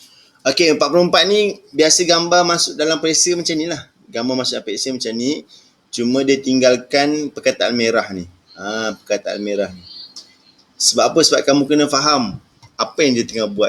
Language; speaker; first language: Malay; native; Malay